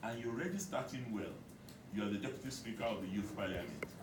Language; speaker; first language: English; non-native, local second language; Yoruba